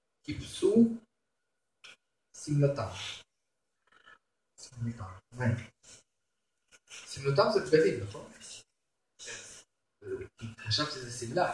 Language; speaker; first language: Hebrew; non-native, fluent; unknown